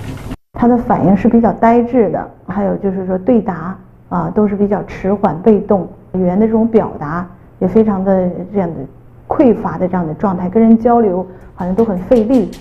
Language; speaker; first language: Chinese; native; Chinese